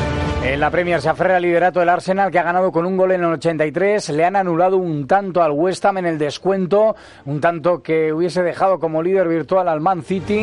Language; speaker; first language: Spanish; native; Spanish